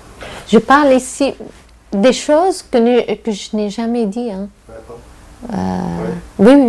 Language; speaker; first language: French; non-native, local second language; Arabic